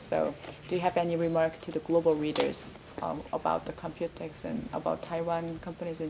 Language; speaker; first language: English; non-native, fluent; Korean